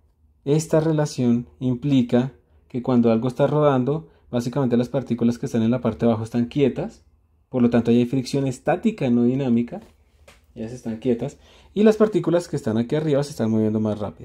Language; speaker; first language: Spanish; native; Spanish